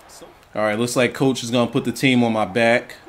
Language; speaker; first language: English; native; English